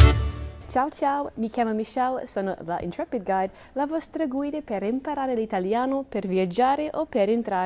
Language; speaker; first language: Italian; non-native, fluent; English